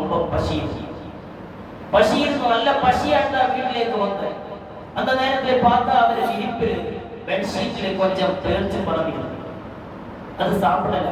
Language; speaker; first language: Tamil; non-native, learner; Malayalam